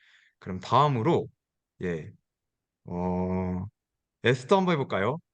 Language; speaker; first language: Korean; native; Korean